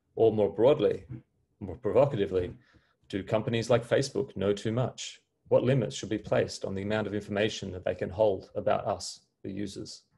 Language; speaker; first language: English; native; English